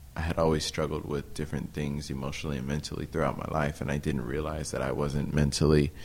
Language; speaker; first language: English; native; English